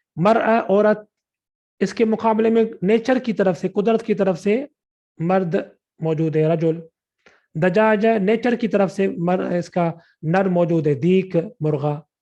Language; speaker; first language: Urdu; non-native, local second language; Sindhi